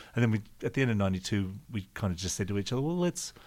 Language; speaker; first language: English; native; English